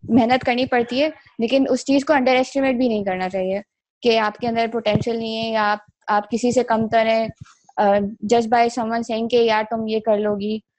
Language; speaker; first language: Urdu; native; Urdu